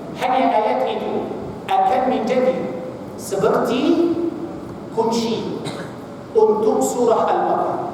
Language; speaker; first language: Malay; non-native, fluent; Arabic